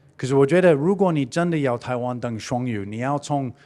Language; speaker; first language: Chinese; non-native, fluent; English